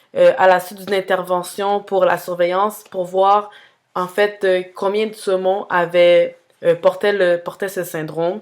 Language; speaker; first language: French; native; French